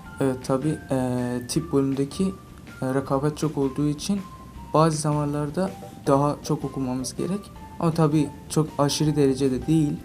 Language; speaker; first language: Turkish; non-native, learner; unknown